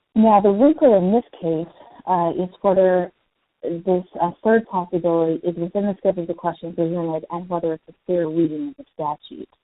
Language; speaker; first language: English; native; English